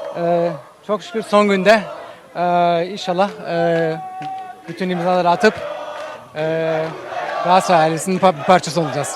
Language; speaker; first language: Turkish; early bilingual, heritage; Turkish